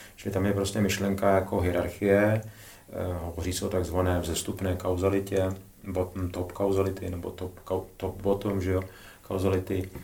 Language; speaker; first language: Czech; native; Czech